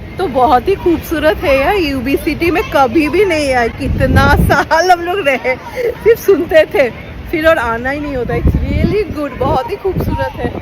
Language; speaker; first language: Hindi; non-native, local second language; Bangla